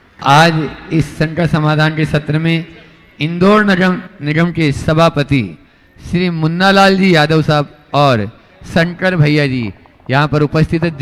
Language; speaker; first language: Hindi; native; Hindi